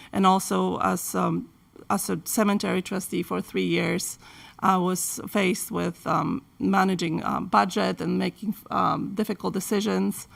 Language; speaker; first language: English; non-native, fluent; Polish